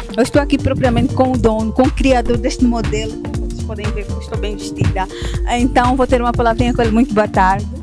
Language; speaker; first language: Portuguese; native; Portuguese